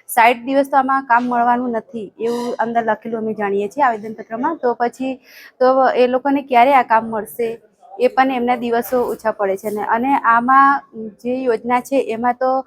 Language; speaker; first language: Gujarati; native; Gujarati